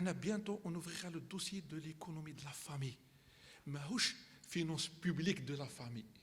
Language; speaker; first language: French; non-native, local second language; Arabic